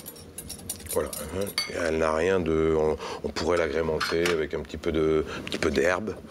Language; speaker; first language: French; native; French